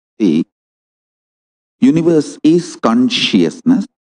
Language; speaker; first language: English; non-native, local second language; Tamil